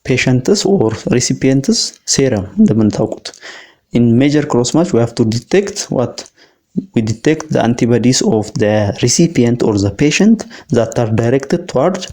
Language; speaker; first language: English; non-native, local second language; Amharic